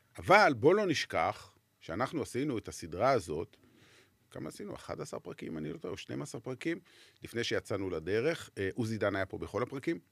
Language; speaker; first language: Hebrew; native; Hebrew